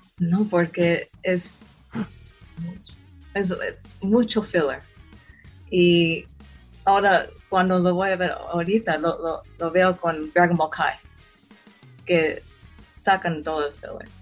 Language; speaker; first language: Spanish; early bilingual, heritage; Spanish